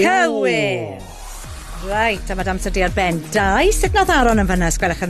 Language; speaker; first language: Welsh; native; Welsh